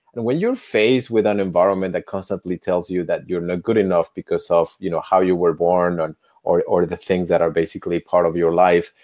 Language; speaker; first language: English; non-native, fluent; Spanish